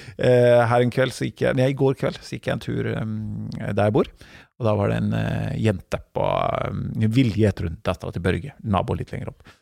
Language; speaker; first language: Norwegian; native; Norwegian